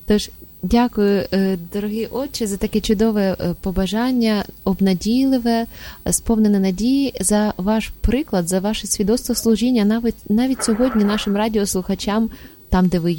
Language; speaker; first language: Ukrainian; native; Ukrainian